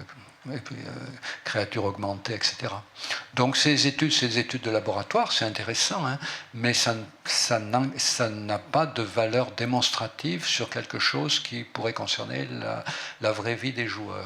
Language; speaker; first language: French; native; French